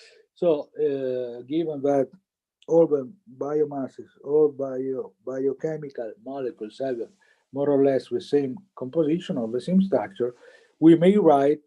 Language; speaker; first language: English; non-native, fluent; Italian